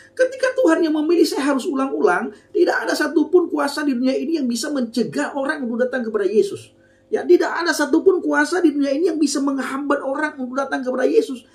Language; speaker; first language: Indonesian; non-native, local second language; Achinese